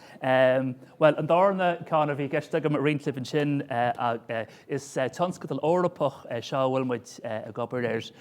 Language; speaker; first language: Irish; native; Irish